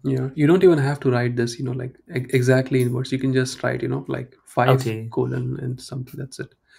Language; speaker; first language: English; non-native, local second language; Hindi